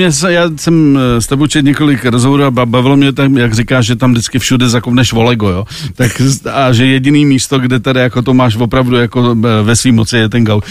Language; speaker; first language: Czech; native; Czech